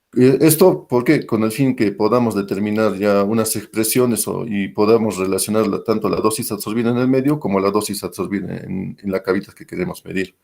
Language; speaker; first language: Spanish; native; Spanish